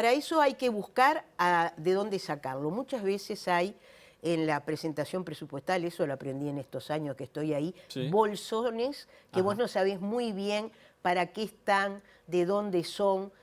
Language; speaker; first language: Spanish; native; Spanish